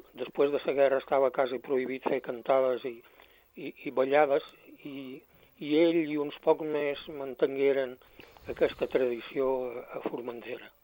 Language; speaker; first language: Catalan; native; Catalan